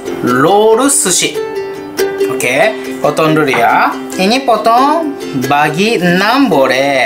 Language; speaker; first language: Indonesian; non-native, learner; Japanese